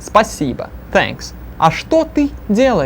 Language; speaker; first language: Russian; non-native, fluent; English